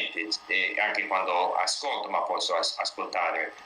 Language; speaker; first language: Italian; non-native, learner; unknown